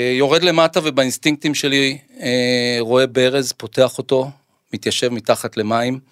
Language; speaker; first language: Hebrew; native; Hebrew